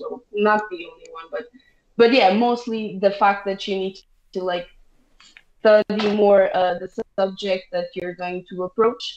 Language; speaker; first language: English; non-native, fluent; Portuguese